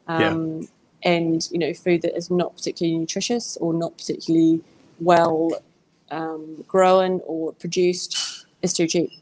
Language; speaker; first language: English; native; English